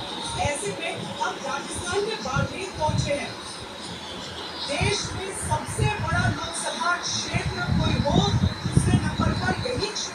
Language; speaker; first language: Hindi; native; Hindi